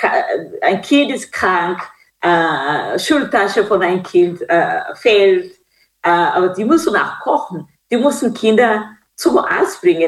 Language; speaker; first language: German; non-native, fluent; Kinyarwanda